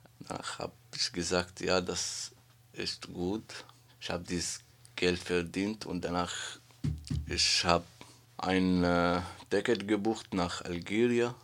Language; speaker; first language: German; non-native, learner; Arabic